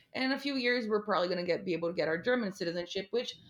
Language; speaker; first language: English; non-native, fluent; Portuguese